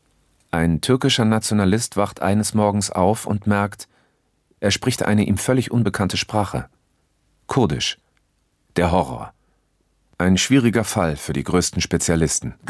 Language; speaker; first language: German; native; German